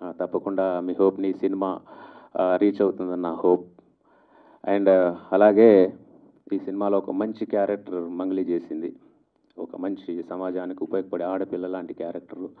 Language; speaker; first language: Telugu; non-native, local second language; Lambadi